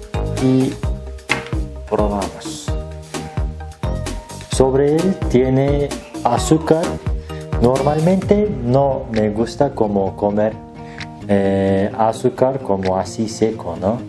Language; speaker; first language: Spanish; non-native, learner; Turkish